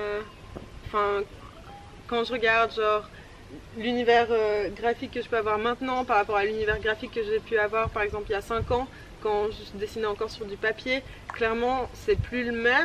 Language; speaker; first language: French; native; French